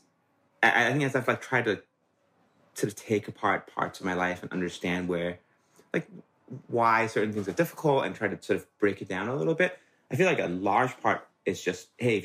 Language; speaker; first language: English; non-native, local second language; Cantonese